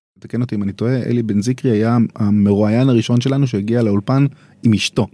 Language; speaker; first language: Hebrew; native; Hebrew